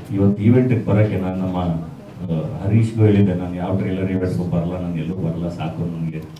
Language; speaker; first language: Kannada; native; Kannada